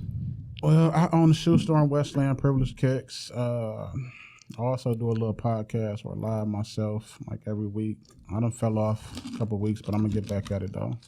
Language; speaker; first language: English; native; English